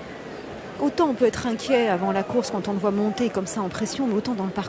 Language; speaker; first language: French; native; French